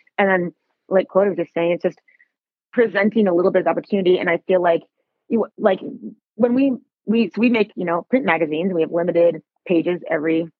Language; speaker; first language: English; native; English